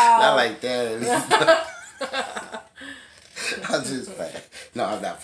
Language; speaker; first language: English; native; English